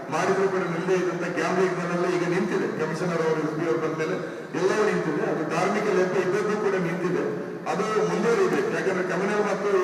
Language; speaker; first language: Kannada; non-native, local second language; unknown